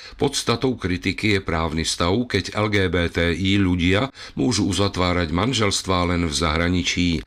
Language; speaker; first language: Slovak; native; Slovak